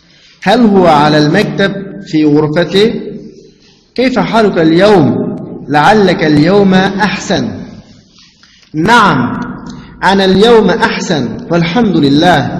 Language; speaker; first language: Arabic; non-native, fluent; Uzbek